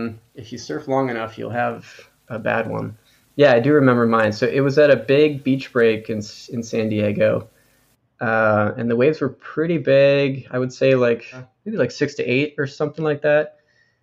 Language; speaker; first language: English; native; English